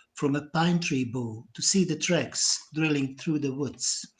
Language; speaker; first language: English; non-native, fluent; Hungarian